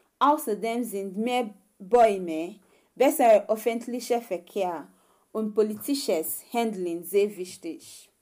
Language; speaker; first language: German; non-native, fluent; Igbo